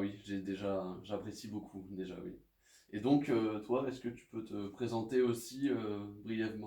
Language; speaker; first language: French; native; French